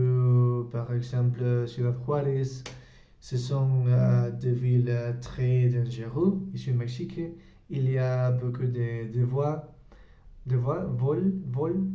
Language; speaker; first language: French; non-native, learner; Spanish